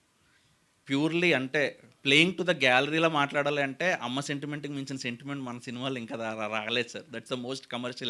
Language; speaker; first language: Telugu; native; Telugu